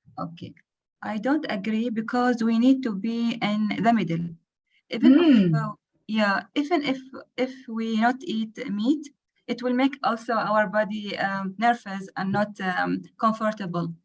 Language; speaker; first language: English; non-native, learner; Arabic